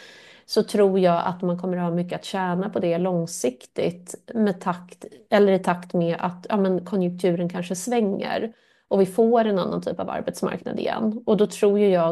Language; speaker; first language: Swedish; native; Swedish